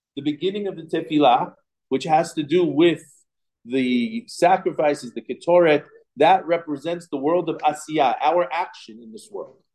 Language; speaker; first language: English; native; English